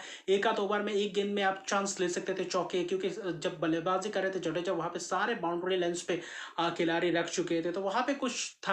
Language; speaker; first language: Hindi; native; Hindi